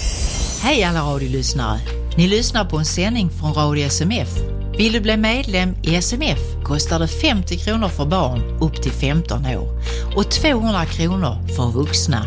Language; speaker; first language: Swedish; native; Swedish